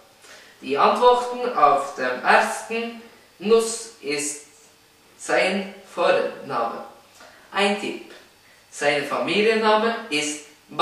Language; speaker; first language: German; non-native, learner; Norwegian